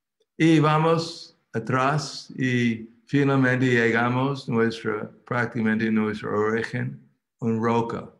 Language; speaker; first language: Spanish; non-native, fluent; English